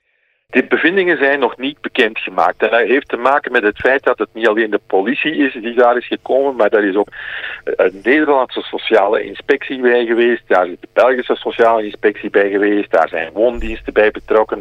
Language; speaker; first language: Dutch; native; Dutch